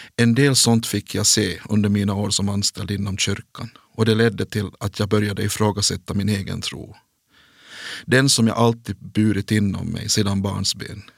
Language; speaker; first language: Swedish; native; Swedish